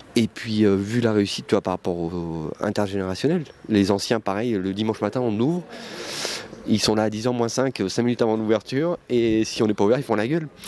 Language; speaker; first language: French; native; French